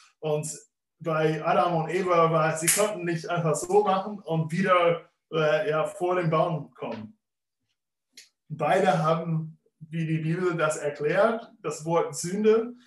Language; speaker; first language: German; non-native, fluent; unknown